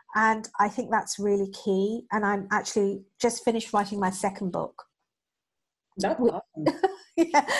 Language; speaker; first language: English; native; English